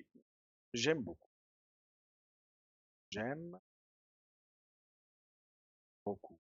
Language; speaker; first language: French; non-native, fluent; Spanish